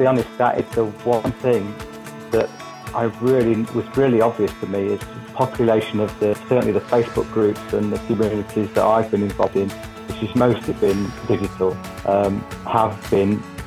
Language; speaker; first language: English; native; English